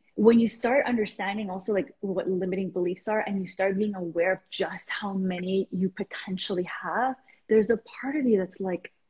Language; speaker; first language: English; non-native, fluent; Persian